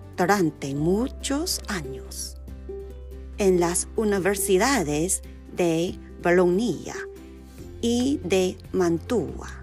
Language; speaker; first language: Spanish; non-native, learner; English